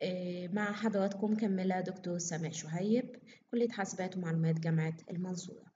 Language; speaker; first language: Arabic; native; Arabic